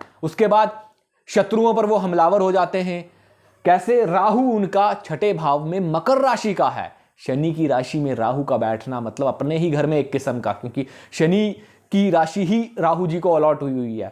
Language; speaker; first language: Hindi; native; Hindi